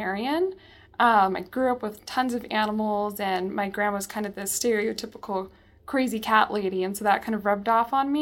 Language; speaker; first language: English; native; English